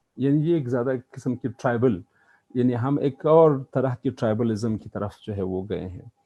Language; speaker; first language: Urdu; non-native, local second language; Pashto